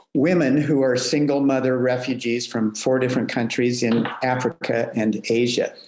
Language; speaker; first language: English; native; English